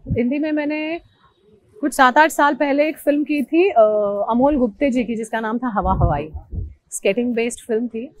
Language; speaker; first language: Hindi; non-native, local second language; Marathi